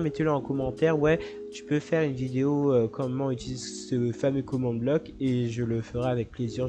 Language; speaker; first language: French; native; French